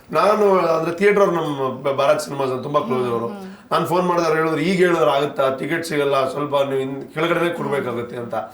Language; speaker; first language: Kannada; non-native, local second language; Tulu